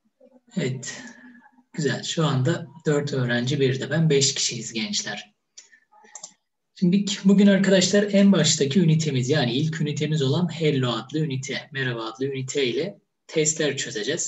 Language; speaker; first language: Turkish; native; Turkish